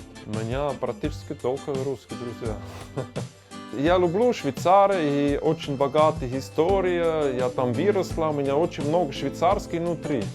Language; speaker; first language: Russian; non-native, learner; German